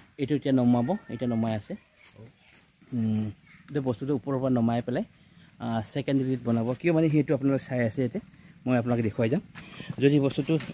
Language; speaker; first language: Assamese; non-native, local second language; Garo